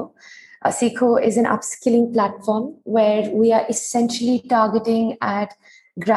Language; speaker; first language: English; non-native, local second language; Hindi